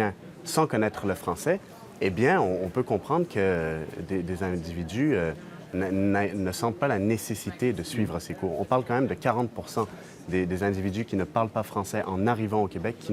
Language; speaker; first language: French; native; French